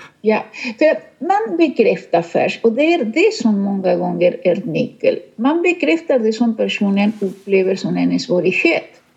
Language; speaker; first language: Swedish; non-native, fluent; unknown